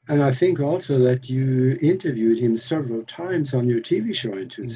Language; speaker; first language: English; non-native, fluent; Norwegian